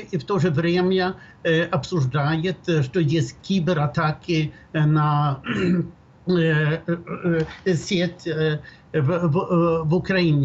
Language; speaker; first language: Russian; non-native, fluent; Swedish